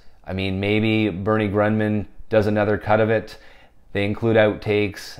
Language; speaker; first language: English; native; English